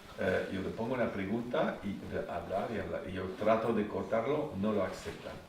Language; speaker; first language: Spanish; non-native, fluent; French